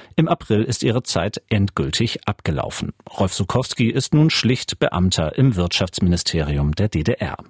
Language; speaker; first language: German; native; German